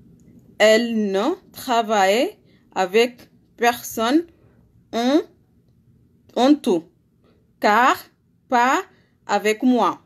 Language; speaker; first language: French; non-native, learner; Arabic